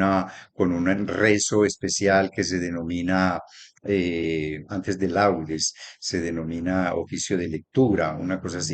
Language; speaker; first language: Spanish; native; Spanish